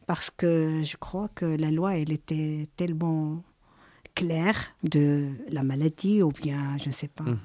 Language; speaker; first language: French; non-native, learner; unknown